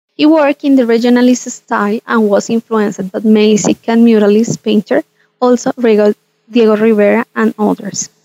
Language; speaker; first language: English; non-native, fluent; Spanish